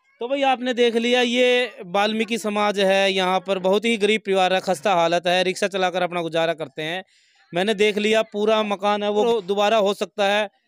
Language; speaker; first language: Hindi; native; Hindi